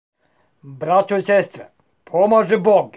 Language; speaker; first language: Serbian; non-native, fluent; Norwegian